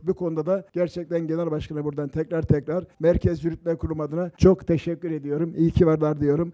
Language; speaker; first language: Turkish; native; Turkish